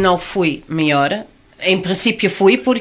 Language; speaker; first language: Portuguese; non-native, learner; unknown